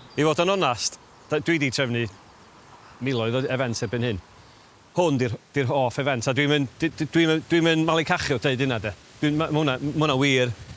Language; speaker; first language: Welsh; native; Welsh